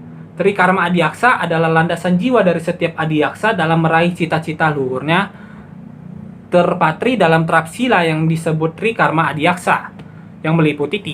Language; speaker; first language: Indonesian; native; Indonesian